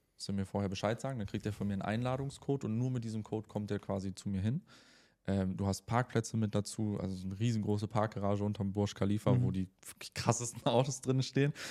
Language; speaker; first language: German; native; German